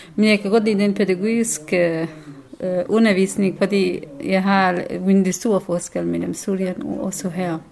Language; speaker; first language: Danish; non-native, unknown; Kurdish